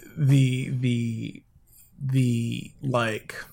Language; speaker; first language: English; native; English